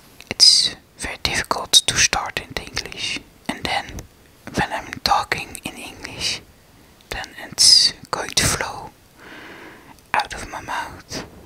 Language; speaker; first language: English; non-native, learner; Dutch